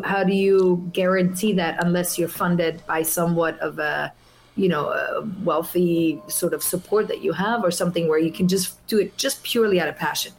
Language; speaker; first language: English; non-native, fluent; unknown